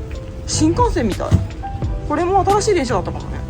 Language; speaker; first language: Japanese; native; Japanese